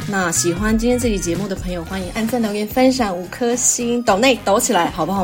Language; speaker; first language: Chinese; native; Chinese